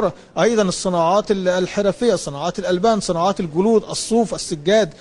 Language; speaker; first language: Arabic; native; Arabic